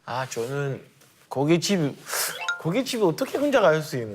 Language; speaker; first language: Korean; non-native, learner; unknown